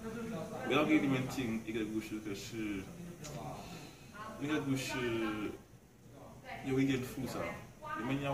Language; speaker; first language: Chinese; non-native, learner; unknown